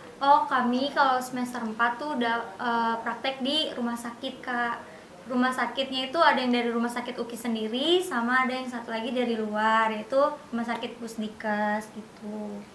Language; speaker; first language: Indonesian; native; Indonesian